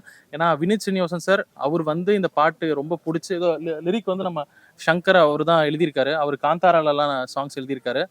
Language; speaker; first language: Tamil; native; Tamil